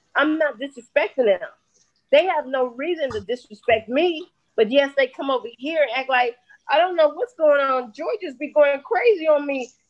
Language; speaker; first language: English; native; English